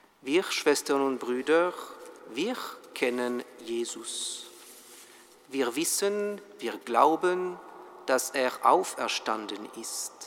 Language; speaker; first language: German; non-native, fluent; French